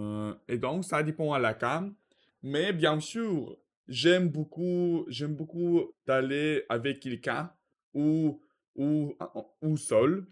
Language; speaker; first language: French; non-native, learner; Russian